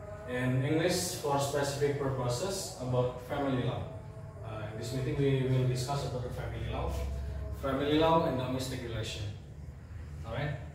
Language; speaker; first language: English; non-native, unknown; Indonesian